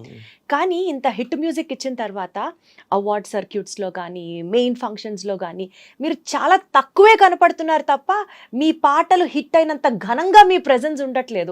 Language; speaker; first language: Telugu; native; Telugu